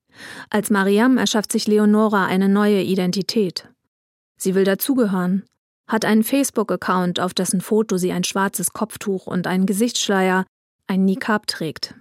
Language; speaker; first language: German; native; German